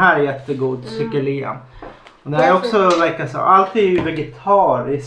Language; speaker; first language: Swedish; native; Swedish